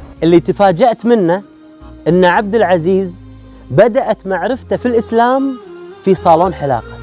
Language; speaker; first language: Arabic; native; Arabic